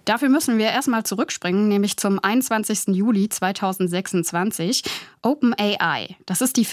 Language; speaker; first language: German; native; German